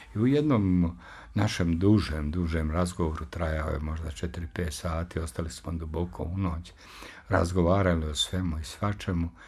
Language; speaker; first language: Croatian; native; Croatian